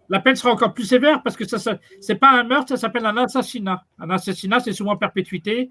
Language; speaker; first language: French; native; French